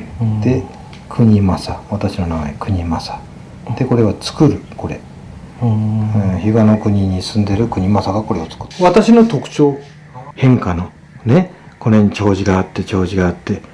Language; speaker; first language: Japanese; native; Japanese